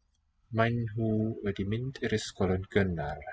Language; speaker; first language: Welsh; non-native, learner; English